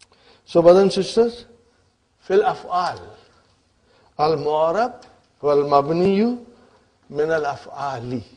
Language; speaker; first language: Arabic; non-native, fluent; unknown